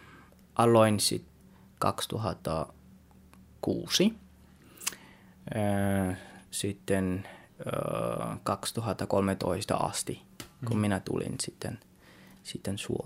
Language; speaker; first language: Finnish; non-native, learner; Tswana